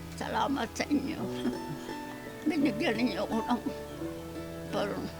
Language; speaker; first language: Filipino; native; Filipino